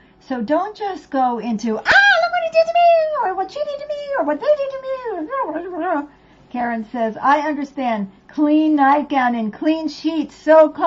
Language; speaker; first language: English; native; English